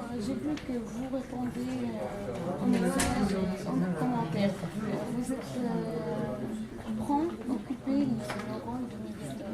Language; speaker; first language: French; non-native, learner; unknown